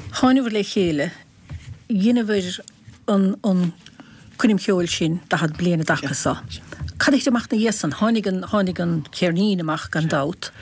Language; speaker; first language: Irish; native; Irish